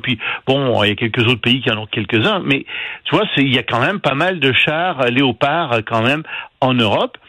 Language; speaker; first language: French; native; French